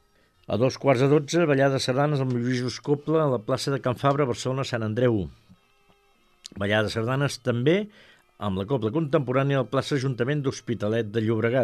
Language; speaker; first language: Catalan; native; Catalan